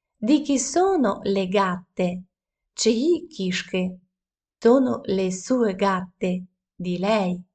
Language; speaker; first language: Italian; non-native, fluent; Ukrainian